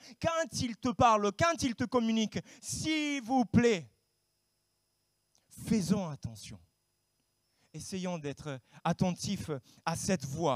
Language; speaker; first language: French; native; French